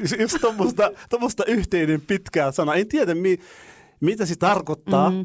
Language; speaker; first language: Finnish; non-native, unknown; Arabic